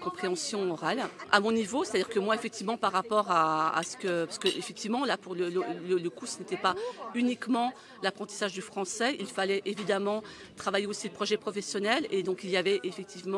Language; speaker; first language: French; native; French